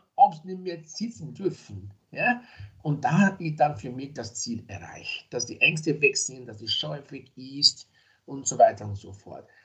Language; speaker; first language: German; non-native, fluent; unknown